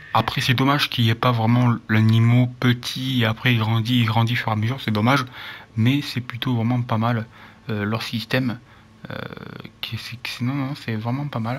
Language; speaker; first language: French; native; French